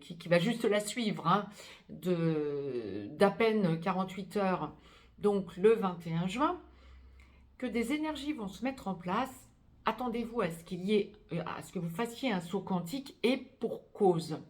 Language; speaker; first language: French; native; French